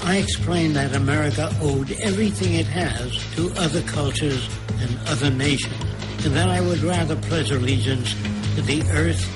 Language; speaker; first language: English; native; English